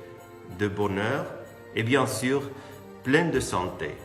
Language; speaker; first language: French; non-native, fluent; Romanian